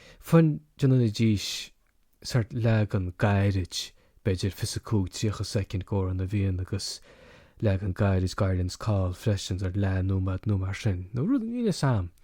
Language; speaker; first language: Irish; native; Irish